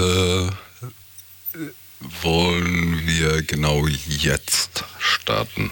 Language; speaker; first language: German; native; German